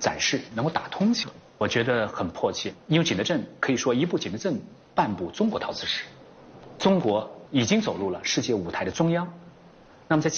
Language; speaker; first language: Chinese; native; Chinese